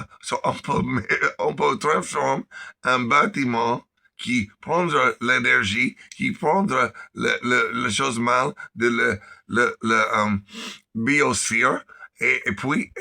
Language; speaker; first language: French; non-native, learner; English